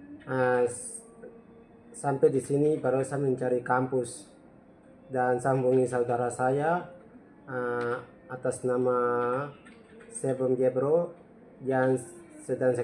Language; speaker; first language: Indonesian; native; Indonesian